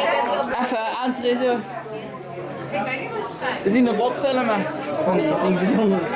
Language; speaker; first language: Dutch; native; Dutch